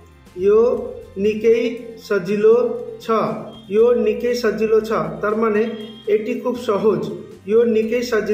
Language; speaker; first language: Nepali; non-native, learner; Bangla